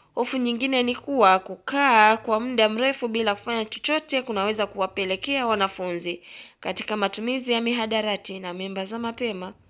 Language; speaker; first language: Swahili; non-native, local second language; Gusii